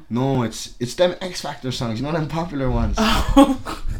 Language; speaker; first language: English; native; English